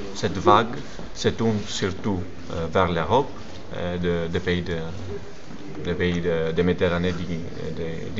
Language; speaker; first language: French; non-native, fluent; Greek